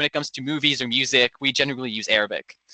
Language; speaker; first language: English; non-native, local second language; Arabic